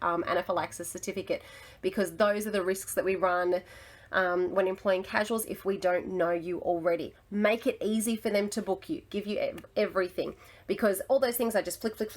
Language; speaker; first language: English; native; English